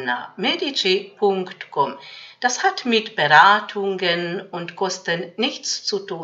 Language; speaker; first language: German; non-native, fluent; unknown